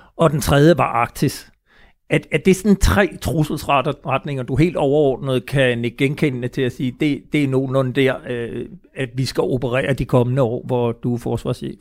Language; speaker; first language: Danish; native; Danish